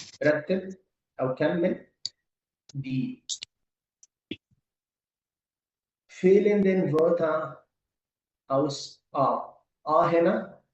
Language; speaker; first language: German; non-native, fluent; Arabic